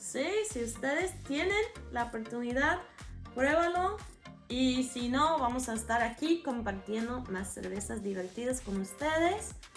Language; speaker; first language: Spanish; non-native, fluent; English